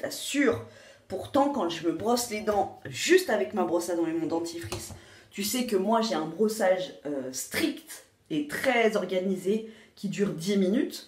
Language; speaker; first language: French; native; French